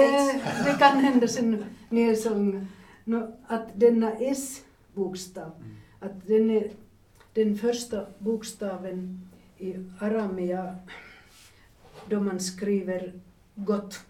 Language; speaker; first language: Swedish; non-native, fluent; Finnish